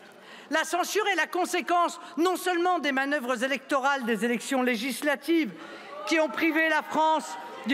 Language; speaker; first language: French; native; French